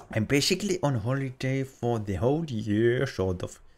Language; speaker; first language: English; non-native, fluent; Finnish